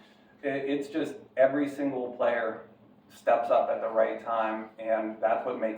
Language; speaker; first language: English; native; English